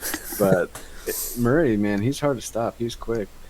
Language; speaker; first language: English; native; English